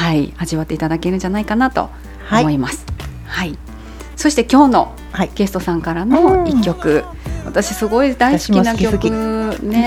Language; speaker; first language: Japanese; native; Japanese